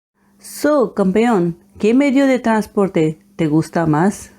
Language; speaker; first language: Spanish; non-native, fluent; Hindi